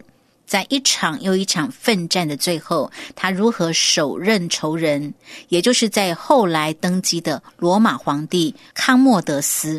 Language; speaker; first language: Chinese; native; Chinese